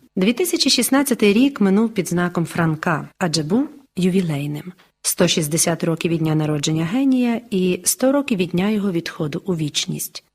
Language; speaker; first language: Ukrainian; native; Ukrainian